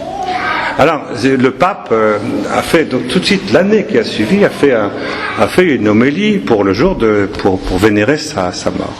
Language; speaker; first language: French; native; French